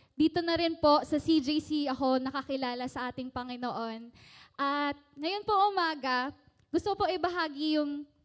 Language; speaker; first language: Filipino; native; Filipino